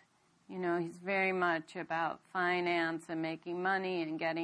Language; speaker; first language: English; native; English